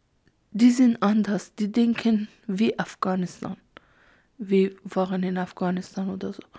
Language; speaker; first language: German; non-native, learner; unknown